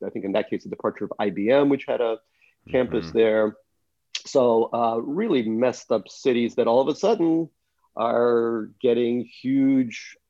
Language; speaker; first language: English; early bilingual, other home language; Russian